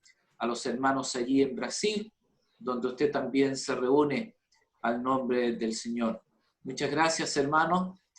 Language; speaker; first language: Spanish; native; Spanish